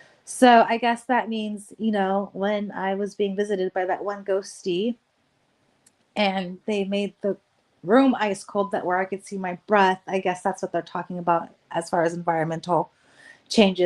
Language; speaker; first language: English; native; English